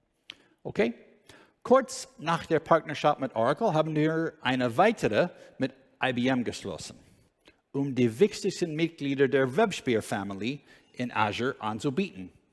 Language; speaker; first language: German; non-native, learner; English